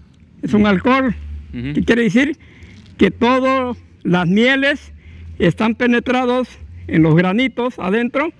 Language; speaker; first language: Spanish; native; Spanish